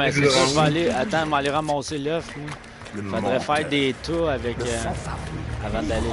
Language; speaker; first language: French; native; French